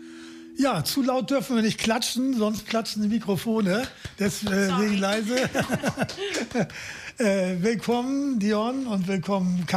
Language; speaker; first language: German; native; German